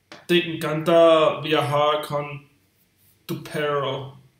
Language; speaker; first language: Spanish; non-native, learner; English